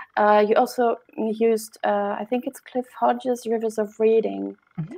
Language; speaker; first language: English; non-native, fluent; German